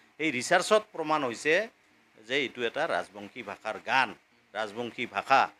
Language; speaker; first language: Assamese; non-native, local second language; Rangpuri